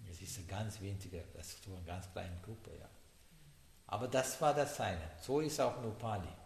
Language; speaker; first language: German; non-native, learner; Sinhala